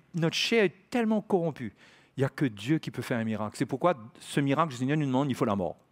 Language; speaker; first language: French; native; French